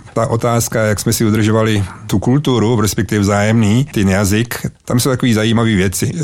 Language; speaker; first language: Czech; native; Czech